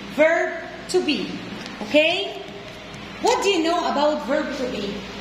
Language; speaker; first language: English; non-native, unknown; Arabic